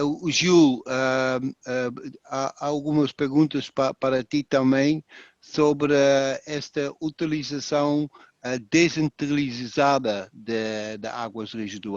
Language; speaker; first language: Portuguese; non-native, fluent; Dutch